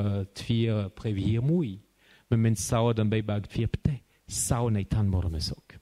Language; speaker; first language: Khmer; non-native, fluent; French